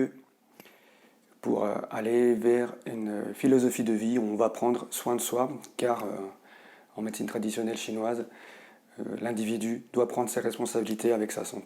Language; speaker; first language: French; native; French